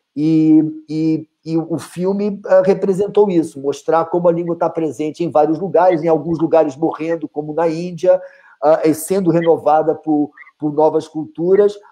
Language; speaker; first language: Portuguese; native; Portuguese